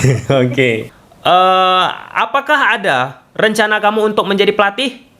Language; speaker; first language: Indonesian; native; Indonesian